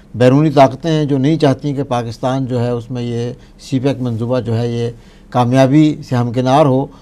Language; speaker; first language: Hindi; native; Hindi